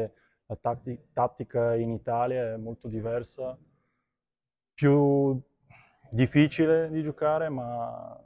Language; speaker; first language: Italian; non-native, fluent; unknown